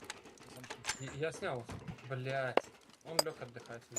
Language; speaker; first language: Russian; native; Russian